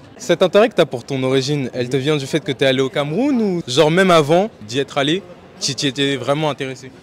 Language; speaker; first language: French; native; French